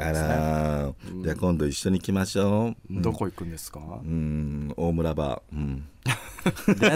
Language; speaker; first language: Japanese; native; Japanese